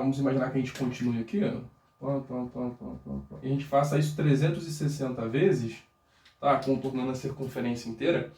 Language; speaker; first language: Portuguese; native; Portuguese